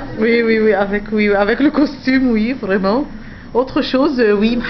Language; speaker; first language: French; non-native, learner; Arabic